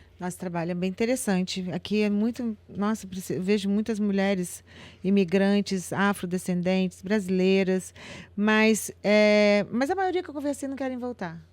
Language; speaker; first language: Portuguese; native; Portuguese